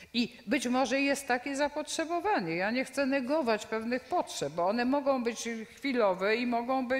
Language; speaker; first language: Polish; native; Polish